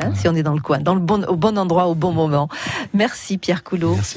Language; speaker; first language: French; native; French